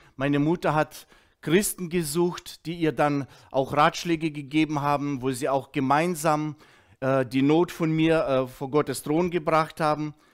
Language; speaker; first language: German; early bilingual, heritage; Russian